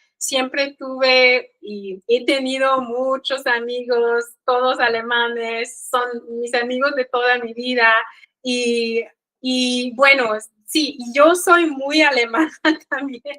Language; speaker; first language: Spanish; non-native, fluent; Kikuyu